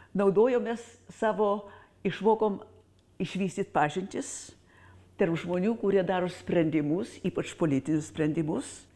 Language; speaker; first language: Lithuanian; early bilingual, heritage; Lithuanian